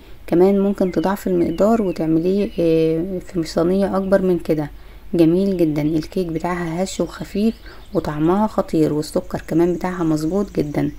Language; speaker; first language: Arabic; native; Arabic